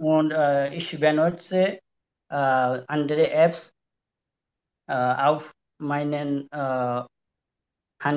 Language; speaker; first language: German; non-native, learner; Bangla